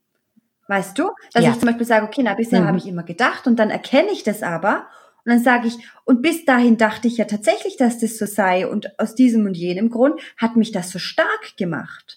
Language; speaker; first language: German; native; German